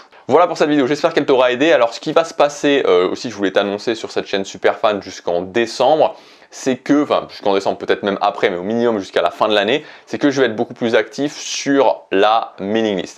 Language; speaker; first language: French; native; French